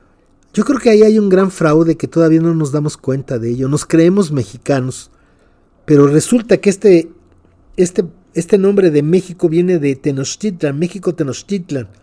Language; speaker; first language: Spanish; native; Spanish